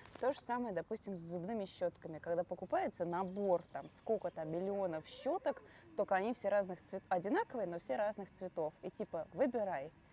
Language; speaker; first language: Russian; native; Russian